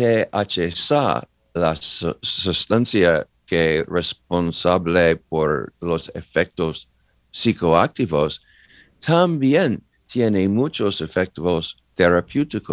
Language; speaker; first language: Spanish; non-native, learner; English